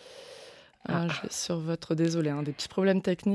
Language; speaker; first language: French; native; French